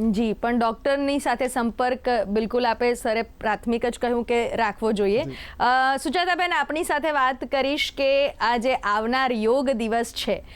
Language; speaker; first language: Gujarati; native; Gujarati